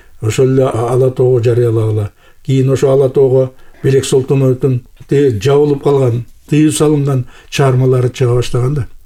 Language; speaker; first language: Kyrgyz; native; Kyrgyz